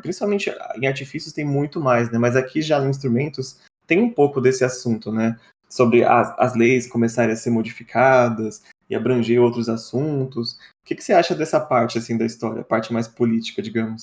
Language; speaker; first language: Portuguese; native; Portuguese